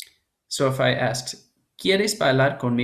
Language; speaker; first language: Spanish; non-native, learner; English